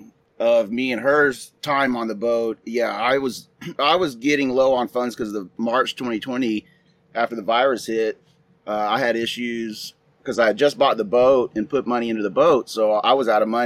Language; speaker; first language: English; native; English